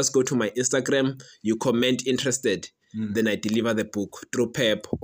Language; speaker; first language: English; non-native, local second language; Swati